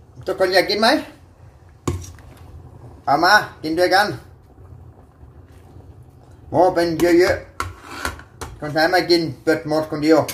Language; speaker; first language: Thai; non-native, learner; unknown